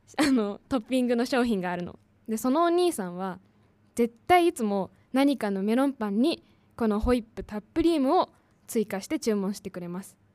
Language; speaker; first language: Japanese; native; Japanese